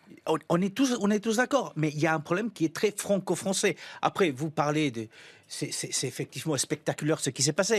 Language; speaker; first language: French; non-native, fluent; Spanish